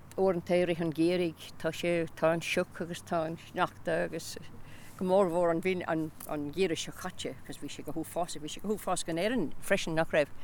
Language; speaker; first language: Irish; non-native, local second language; English